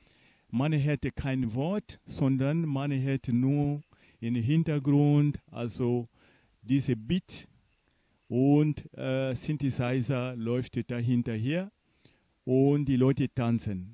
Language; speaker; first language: German; non-native, fluent; Portuguese